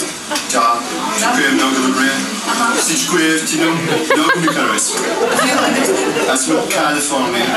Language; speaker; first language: Bulgarian; non-native, learner; English